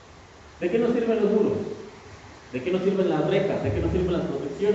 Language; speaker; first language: Spanish; native; Spanish